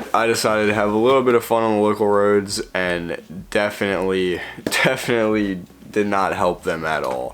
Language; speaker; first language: English; native; English